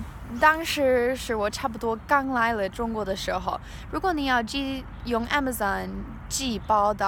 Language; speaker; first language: Chinese; non-native, learner; English